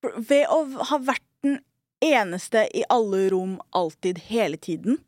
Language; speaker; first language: Norwegian; early bilingual, other home language; Somali